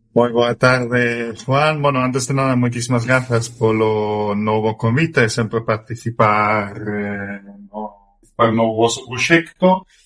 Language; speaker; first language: Galician; non-native, fluent; German